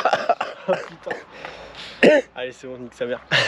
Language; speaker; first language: French; native; French